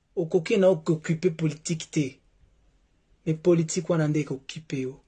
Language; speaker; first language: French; non-native, local second language; Lingala